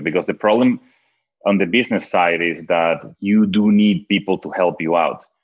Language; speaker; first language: English; non-native, fluent; Spanish